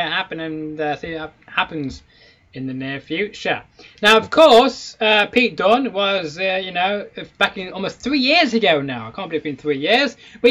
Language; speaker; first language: English; native; English